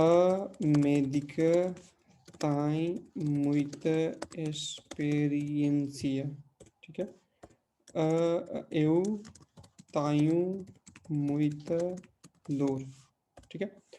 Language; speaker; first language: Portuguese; non-native, fluent; Hindi